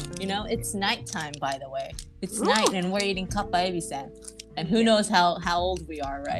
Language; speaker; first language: English; non-native, fluent; Japanese